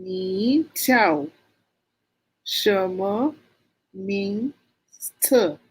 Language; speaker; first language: Chinese; non-native, learner; Filipino